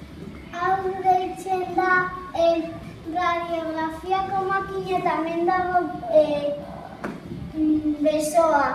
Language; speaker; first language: Basque; non-native, local second language; Spanish